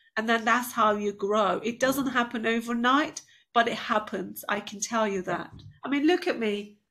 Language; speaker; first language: English; non-native, fluent; Turkish